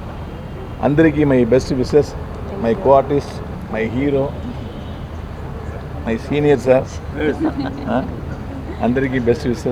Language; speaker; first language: Telugu; non-native, learner; Tamil